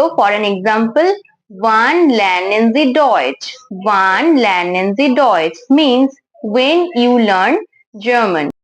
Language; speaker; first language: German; non-native, learner; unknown